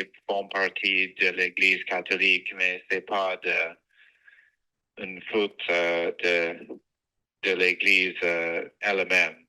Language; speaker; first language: French; non-native, fluent; English